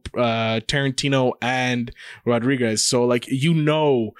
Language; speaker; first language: English; native; English